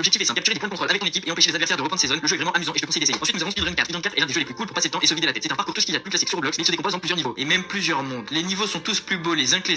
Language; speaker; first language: French; native; French